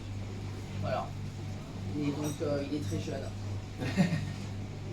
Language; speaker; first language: French; native; French